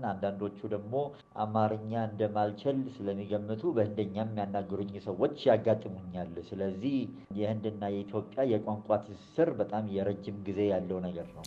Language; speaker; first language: Amharic; early bilingual, other home language; Gujarati